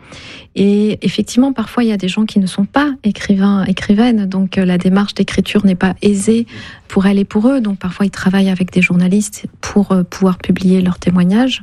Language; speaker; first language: French; non-native, local second language; Kinyarwanda